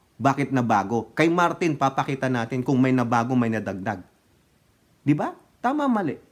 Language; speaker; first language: Filipino; native; Filipino